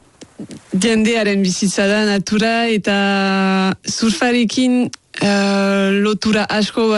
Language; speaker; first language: Basque; non-native, local second language; French